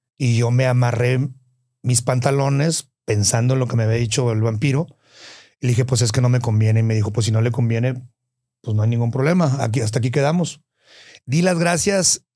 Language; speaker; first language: Spanish; native; Spanish